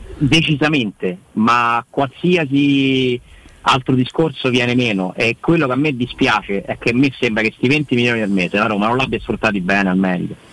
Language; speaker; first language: Italian; native; Italian